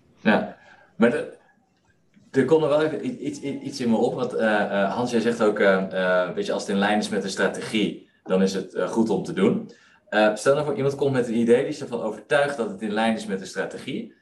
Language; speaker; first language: Dutch; native; Dutch